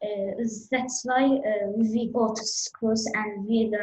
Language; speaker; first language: English; non-native, learner; Azerbaijani